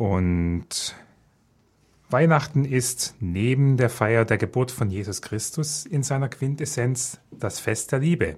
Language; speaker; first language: German; native; German